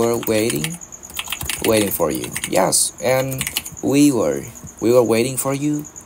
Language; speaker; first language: English; non-native, learner; Vietnamese